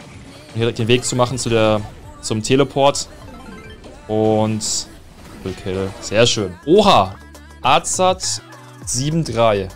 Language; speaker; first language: German; native; German